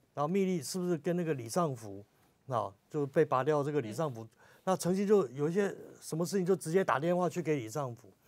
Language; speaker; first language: Chinese; native; Chinese